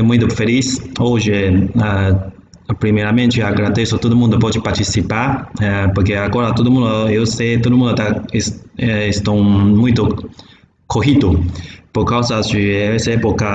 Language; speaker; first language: Portuguese; non-native, learner; Chinese